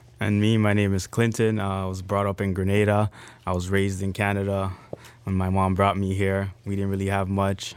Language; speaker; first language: English; native; English